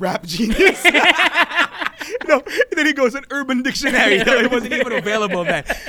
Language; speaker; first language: English; non-native, local second language; Filipino